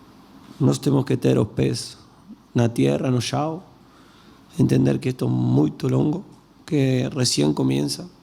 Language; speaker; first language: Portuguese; non-native, learner; Spanish